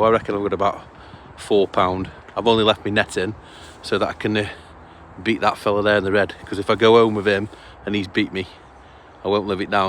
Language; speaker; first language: English; native; English